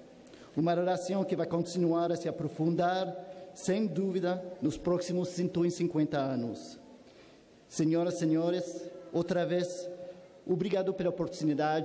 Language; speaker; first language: Portuguese; non-native, fluent; French